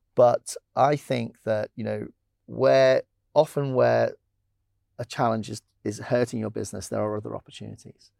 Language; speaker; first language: English; native; English